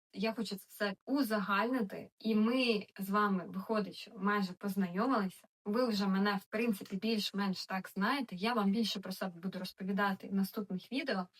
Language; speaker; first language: Ukrainian; native; Ukrainian